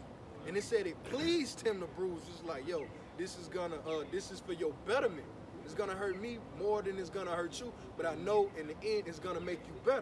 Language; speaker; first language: English; native; English